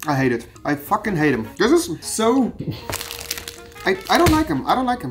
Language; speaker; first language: English; non-native, fluent; German